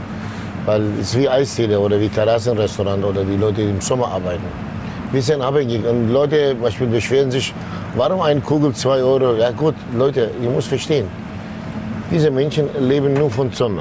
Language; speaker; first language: German; non-native, local second language; Turkish